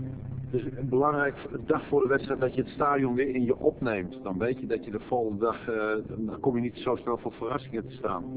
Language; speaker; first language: Dutch; native; Dutch